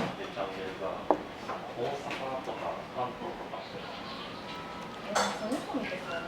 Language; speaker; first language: Japanese; native; Japanese